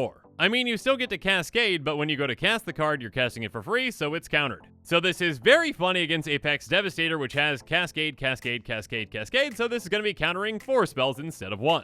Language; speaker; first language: English; native; English